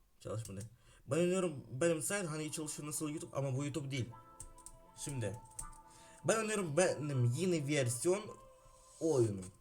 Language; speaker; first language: Turkish; non-native, learner; Ukrainian